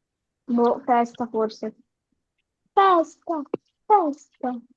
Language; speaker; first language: Italian; early bilingual, other home language; Bangla